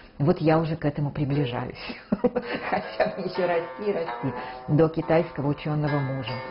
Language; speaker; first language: Russian; native; Russian